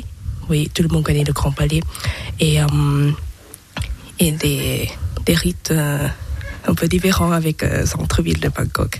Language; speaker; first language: French; non-native, learner; Thai